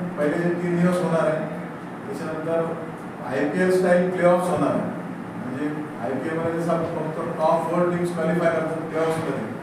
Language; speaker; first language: Marathi; non-native, local second language; Marwari